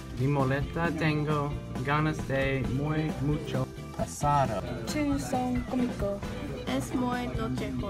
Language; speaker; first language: Spanish; non-native, learner; English